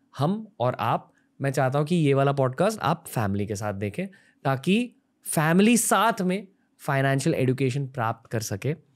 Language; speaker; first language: Hindi; native; Hindi